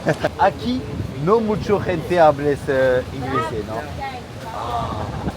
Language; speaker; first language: Spanish; non-native, learner; French